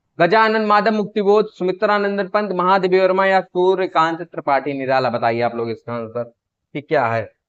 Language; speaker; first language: Hindi; native; Hindi